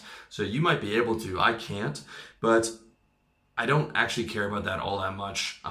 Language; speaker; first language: English; native; English